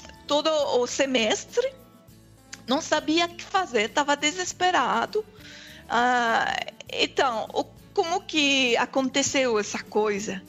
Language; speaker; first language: Portuguese; non-native, fluent; French